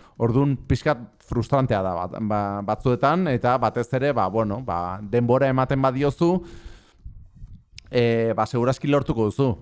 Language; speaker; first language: Basque; native; Basque